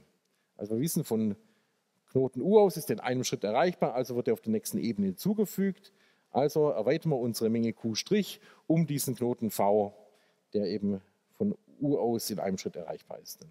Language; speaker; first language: German; native; German